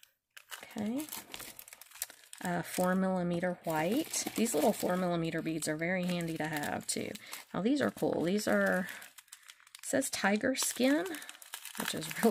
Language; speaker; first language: English; native; English